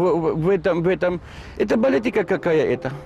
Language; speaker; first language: Russian; non-native, learner; Arabic